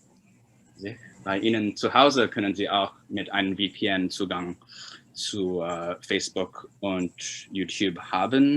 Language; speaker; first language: German; non-native, fluent; Chinese